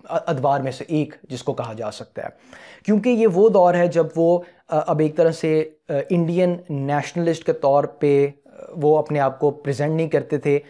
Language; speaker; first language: Urdu; native; Urdu